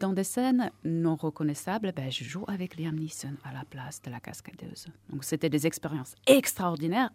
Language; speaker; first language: French; non-native, fluent; Czech